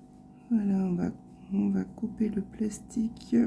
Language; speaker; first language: French; native; French